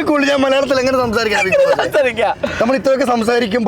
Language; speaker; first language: Malayalam; native; Malayalam